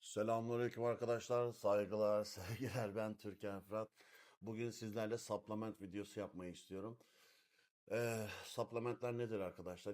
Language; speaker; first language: Turkish; native; Turkish